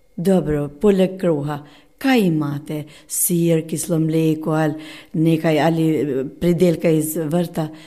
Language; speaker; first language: Slovenian; non-native, fluent; Albanian